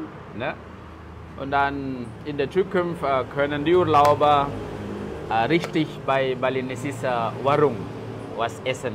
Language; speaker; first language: German; non-native, fluent; Balinese